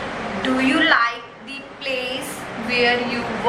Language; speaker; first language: English; non-native, local second language; Punjabi